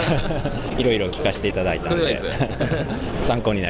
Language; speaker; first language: Japanese; native; Japanese